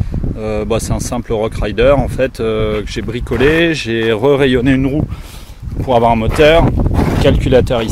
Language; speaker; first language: French; native; French